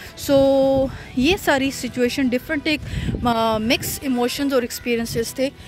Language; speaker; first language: Urdu; native; Urdu